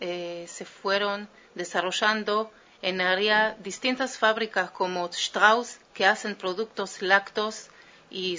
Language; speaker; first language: Spanish; early bilingual, heritage; Spanish